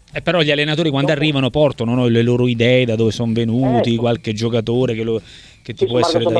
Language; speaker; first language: Italian; native; Italian